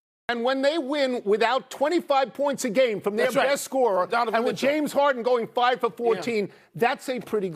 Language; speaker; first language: English; native; English